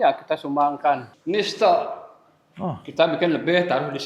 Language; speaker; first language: Indonesian; native; Indonesian